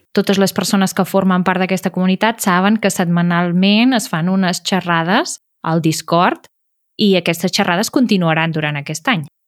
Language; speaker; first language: Catalan; native; Catalan